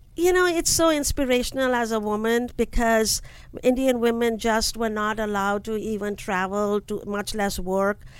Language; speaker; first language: English; non-native, local second language; Hindi